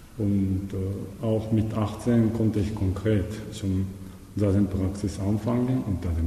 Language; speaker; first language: German; non-native, learner; Japanese